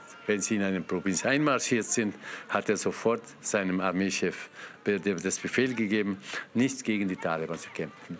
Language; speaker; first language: German; non-native, fluent; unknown